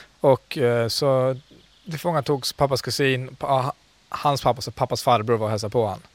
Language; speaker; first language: Swedish; early bilingual, other home language; Central Kurdish